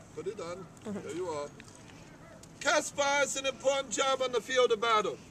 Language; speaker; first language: English; native; English